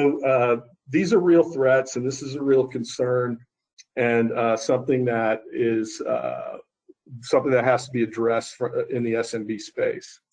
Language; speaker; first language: English; native; English